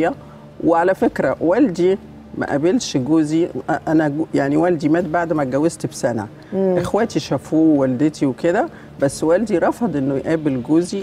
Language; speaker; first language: Arabic; native; Arabic